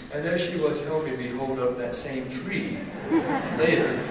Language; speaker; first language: English; native; English